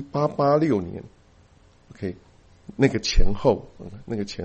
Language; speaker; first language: Chinese; native; Chinese